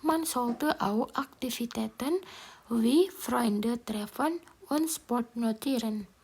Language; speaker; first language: German; non-native, learner; Indonesian